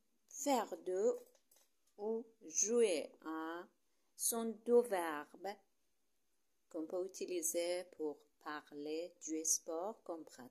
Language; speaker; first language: French; non-native, fluent; Persian